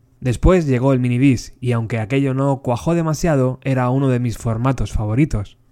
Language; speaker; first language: Spanish; native; Spanish